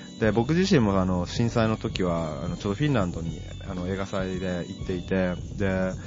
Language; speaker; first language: Japanese; early bilingual, heritage; Japanese